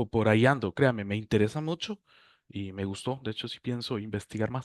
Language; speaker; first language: Spanish; native; Spanish